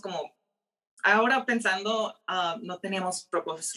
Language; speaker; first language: Spanish; early bilingual, heritage; Spanish